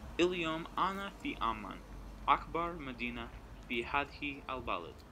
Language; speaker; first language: Arabic; non-native, learner; English